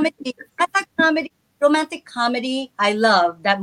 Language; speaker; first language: English; non-native, local second language; Filipino